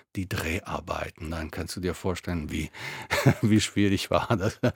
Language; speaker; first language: German; non-native, fluent; Italian